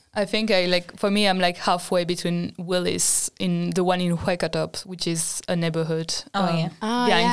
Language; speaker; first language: English; non-native, fluent; French